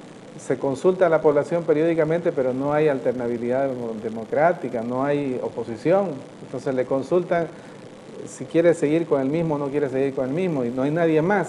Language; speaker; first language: Spanish; native; Spanish